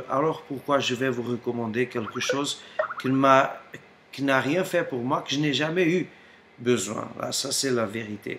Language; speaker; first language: French; non-native, fluent; Portuguese